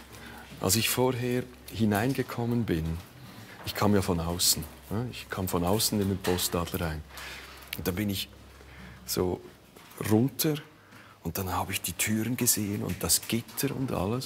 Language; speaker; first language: German; native; German